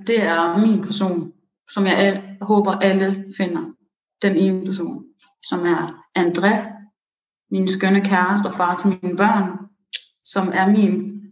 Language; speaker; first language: Danish; early bilingual, other home language; Persian